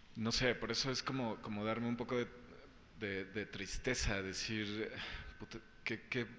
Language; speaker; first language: Spanish; native; Spanish